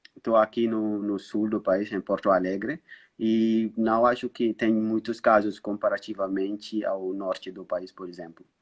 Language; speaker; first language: Portuguese; non-native, fluent; Wolof